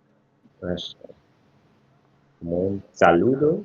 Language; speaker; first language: Spanish; non-native, fluent; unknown